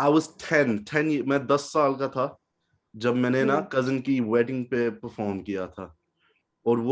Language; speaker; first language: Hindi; early bilingual, heritage; English